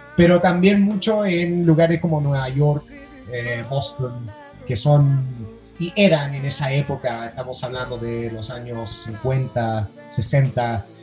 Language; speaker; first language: Spanish; non-native, fluent; English